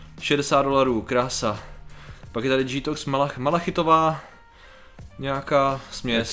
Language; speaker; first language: Czech; native; Czech